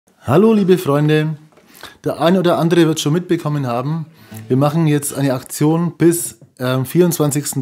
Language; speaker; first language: German; native; German